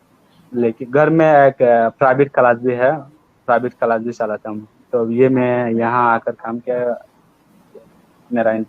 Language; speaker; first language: Hindi; non-native, learner; Rohingya